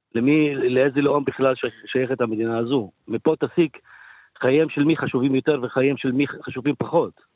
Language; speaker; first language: Hebrew; non-native, local second language; Arabic